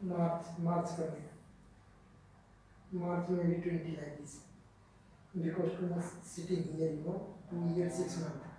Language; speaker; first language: English; non-native, learner; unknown